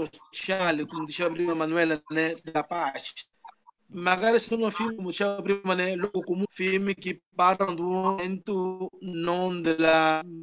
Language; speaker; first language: Italian; non-native, learner; Portuguese